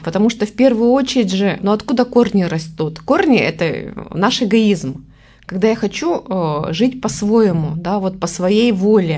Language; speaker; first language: Russian; native; Russian